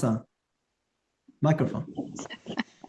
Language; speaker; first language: Japanese; non-native, fluent; English